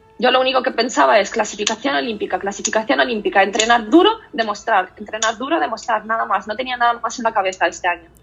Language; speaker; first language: Spanish; early bilingual, other home language; Russian